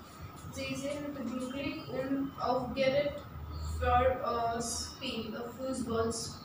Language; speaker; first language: German; non-native, learner; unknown